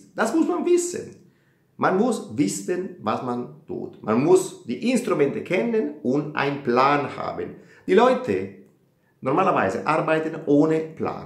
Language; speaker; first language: German; non-native, fluent; Italian